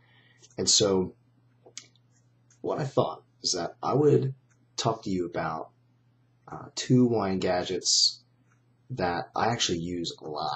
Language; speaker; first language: English; native; English